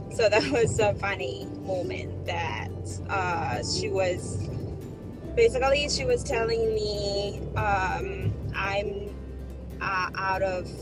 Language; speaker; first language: English; non-native, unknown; Japanese